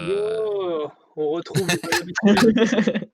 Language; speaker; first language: French; native; French